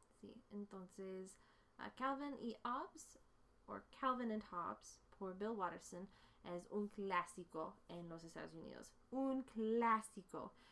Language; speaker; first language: Spanish; non-native, fluent; English